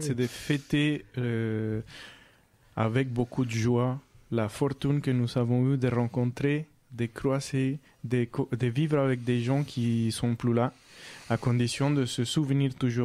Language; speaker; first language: French; non-native, fluent; Spanish